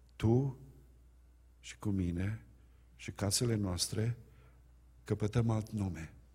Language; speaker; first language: Romanian; native; Romanian